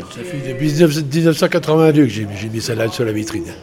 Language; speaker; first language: French; native; French